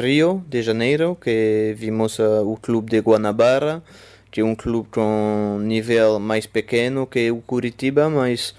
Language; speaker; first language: Portuguese; non-native, fluent; French